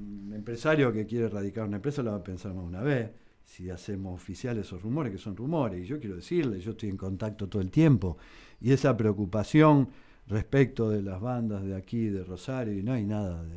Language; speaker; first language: Spanish; native; Spanish